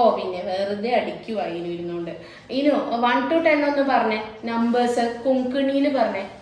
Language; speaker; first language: Malayalam; non-native, local second language; Konkani